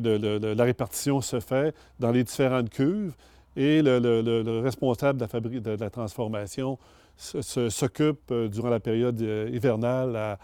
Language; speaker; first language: French; native; French